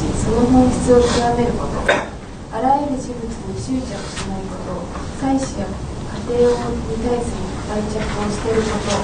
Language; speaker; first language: Japanese; native; Japanese